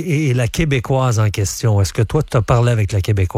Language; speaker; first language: French; native; French